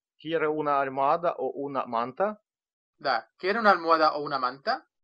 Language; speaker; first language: Spanish; non-native, fluent; Russian